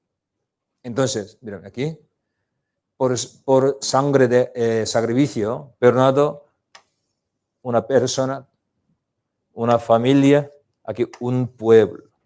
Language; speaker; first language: Spanish; non-native, learner; Korean